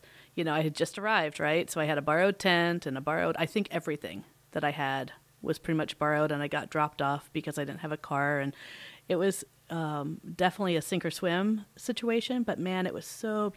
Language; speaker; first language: English; native; English